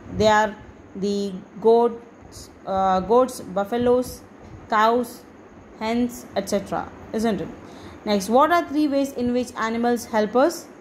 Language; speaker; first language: English; non-native, local second language; Bangla